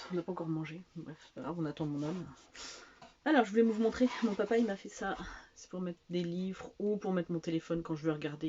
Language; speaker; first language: French; native; French